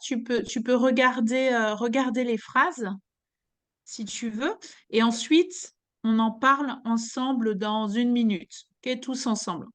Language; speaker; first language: French; native; French